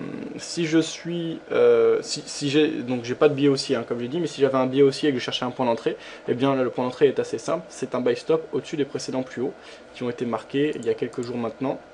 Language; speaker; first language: French; native; French